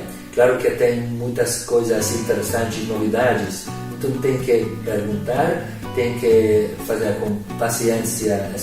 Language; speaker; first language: Portuguese; non-native, learner; Hungarian